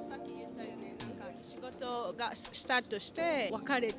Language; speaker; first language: Japanese; non-native, learner; English